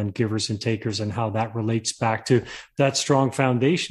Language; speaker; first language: English; native; English